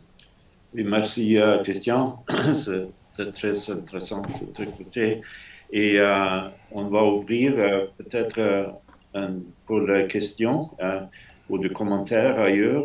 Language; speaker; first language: French; non-native, fluent; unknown